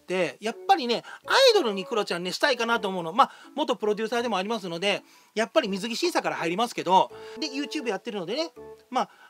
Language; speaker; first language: Japanese; native; Japanese